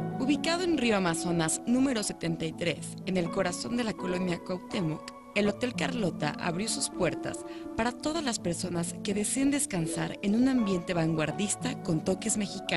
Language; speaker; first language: Spanish; native; Spanish